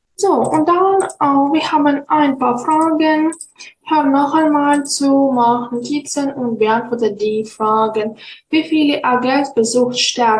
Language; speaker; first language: German; non-native, fluent; Ukrainian